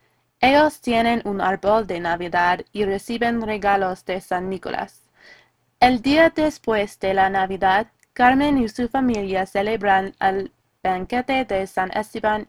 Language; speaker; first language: Spanish; non-native, learner; English